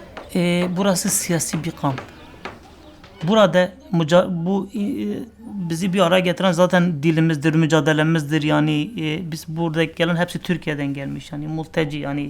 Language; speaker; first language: Turkish; non-native, local second language; Kurdish